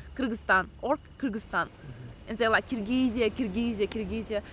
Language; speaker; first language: English; non-native, fluent; Russian